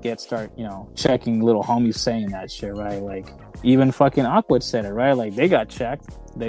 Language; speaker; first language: English; early bilingual, other home language; Spanish